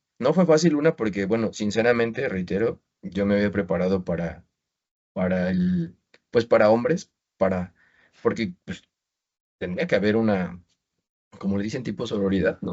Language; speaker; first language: Spanish; native; Spanish